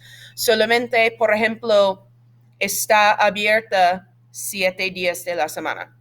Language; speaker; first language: Spanish; non-native, fluent; English